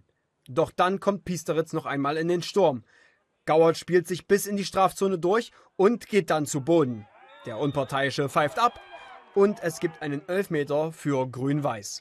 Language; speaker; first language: German; native; German